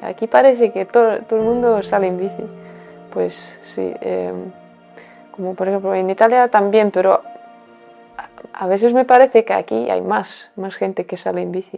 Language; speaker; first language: Spanish; non-native, fluent; Latvian